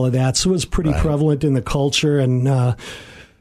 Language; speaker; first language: English; native; English